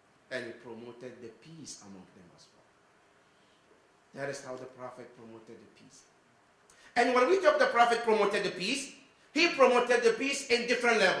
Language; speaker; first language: English; non-native, fluent; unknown